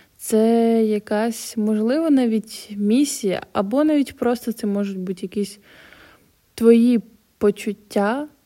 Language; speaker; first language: Ukrainian; non-native, local second language; Russian